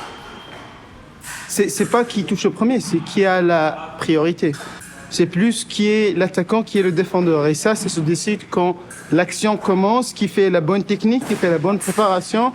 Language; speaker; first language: French; non-native, local second language; Arabic